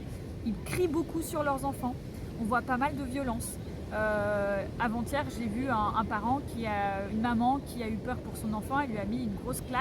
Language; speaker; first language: French; native; French